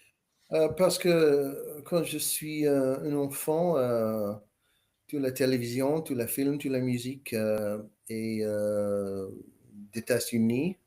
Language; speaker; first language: French; non-native, learner; English